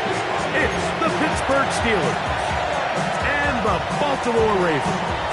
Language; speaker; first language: English; native; English